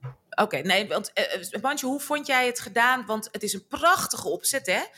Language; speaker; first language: Dutch; native; Dutch